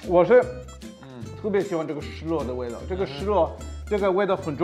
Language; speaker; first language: Chinese; non-native, fluent; German